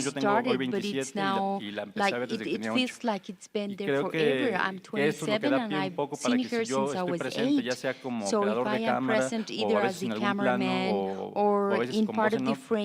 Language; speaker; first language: Spanish; native; Spanish